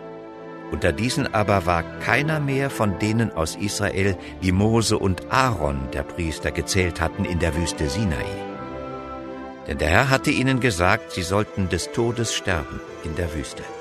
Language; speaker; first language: German; native; German